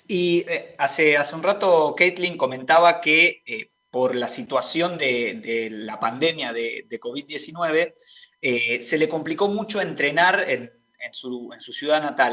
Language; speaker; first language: Spanish; native; Spanish